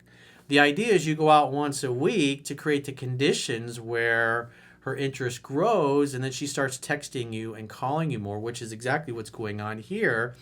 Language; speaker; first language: English; native; English